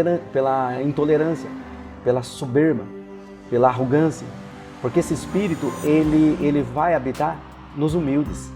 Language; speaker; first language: Portuguese; native; Portuguese